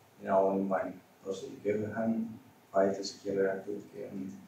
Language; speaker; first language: Finnish; non-native, learner; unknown